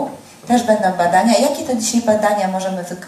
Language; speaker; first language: Polish; native; Polish